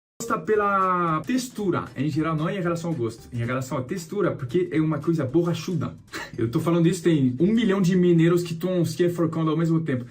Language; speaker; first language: Portuguese; non-native, fluent; French